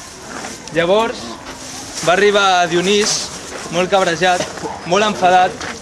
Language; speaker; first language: Catalan; native; Catalan